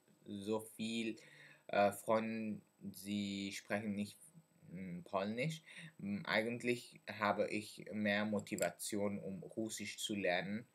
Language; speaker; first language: German; non-native, learner; French